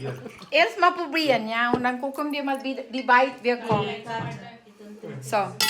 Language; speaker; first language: German; non-native, fluent; Filipino